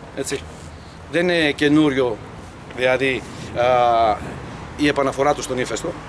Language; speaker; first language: Greek; early bilingual, heritage; Greek